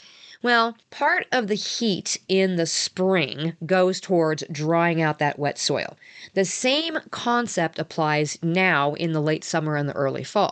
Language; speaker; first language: English; native; English